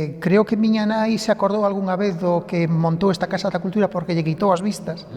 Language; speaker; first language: Galician; non-native, local second language; Spanish